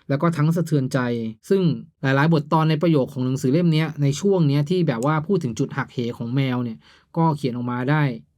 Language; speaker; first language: Thai; native; Thai